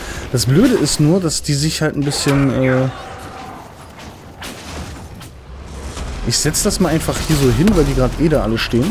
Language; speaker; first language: German; native; German